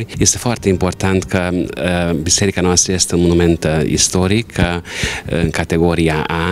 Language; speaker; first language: Romanian; non-native, local second language; Hungarian